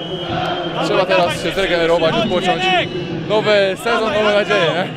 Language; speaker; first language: Polish; native; Polish